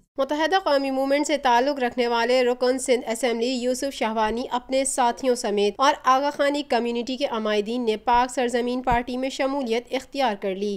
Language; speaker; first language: Urdu; native; Urdu